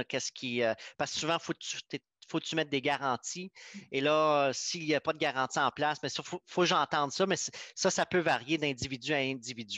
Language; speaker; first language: French; native; French